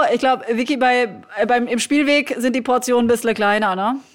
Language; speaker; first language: German; native; German